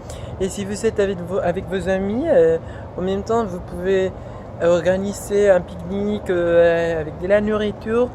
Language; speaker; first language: French; non-native, fluent; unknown